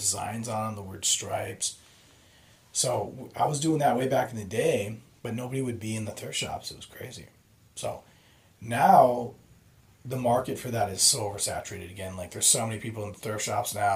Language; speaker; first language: English; native; English